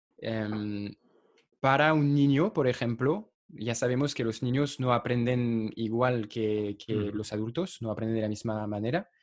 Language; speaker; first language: Spanish; non-native, fluent; French